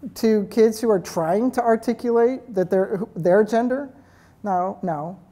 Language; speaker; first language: English; native; English